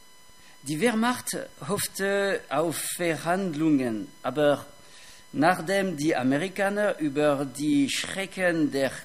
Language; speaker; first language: German; non-native, fluent; French